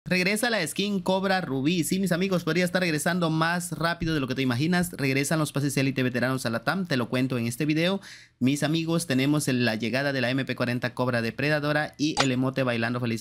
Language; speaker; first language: Spanish; native; Spanish